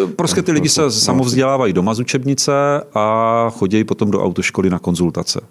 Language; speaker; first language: Czech; native; Czech